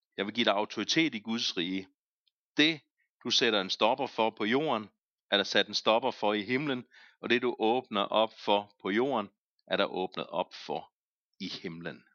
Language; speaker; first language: Danish; native; Danish